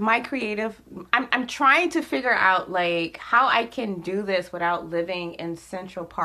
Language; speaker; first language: English; native; English